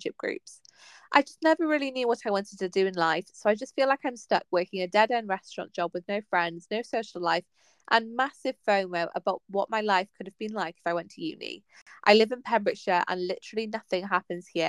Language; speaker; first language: English; native; English